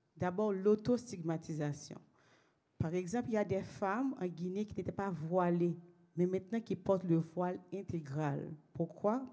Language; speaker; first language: French; native; French